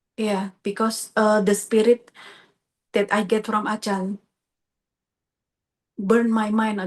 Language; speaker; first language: English; non-native, learner; Indonesian